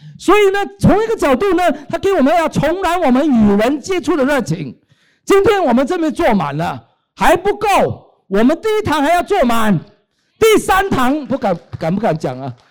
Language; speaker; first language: Chinese; native; Chinese